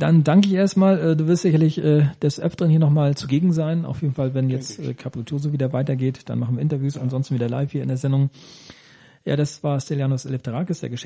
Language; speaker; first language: German; native; German